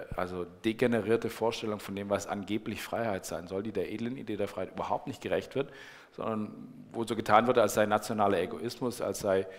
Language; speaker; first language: German; native; German